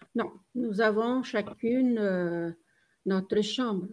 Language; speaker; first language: French; non-native, fluent; Portuguese